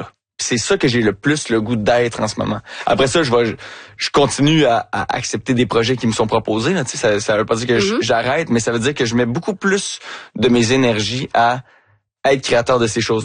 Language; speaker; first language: French; native; French